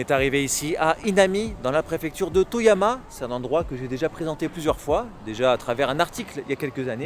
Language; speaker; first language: French; native; French